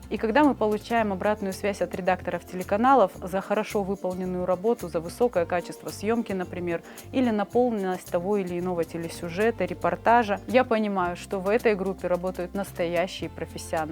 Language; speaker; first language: Russian; native; Russian